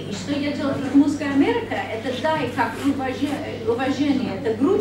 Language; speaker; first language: Russian; non-native, learner; English